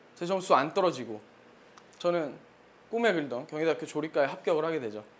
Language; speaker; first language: Korean; native; Korean